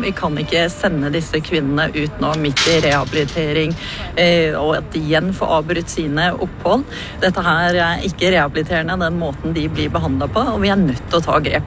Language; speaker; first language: Norwegian; native; Norwegian